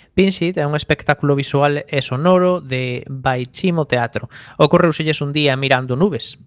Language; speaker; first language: Galician; native; Galician